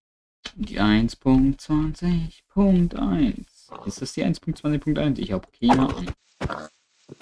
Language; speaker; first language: German; native; German